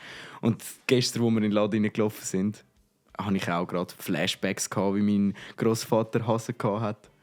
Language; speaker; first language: German; native; German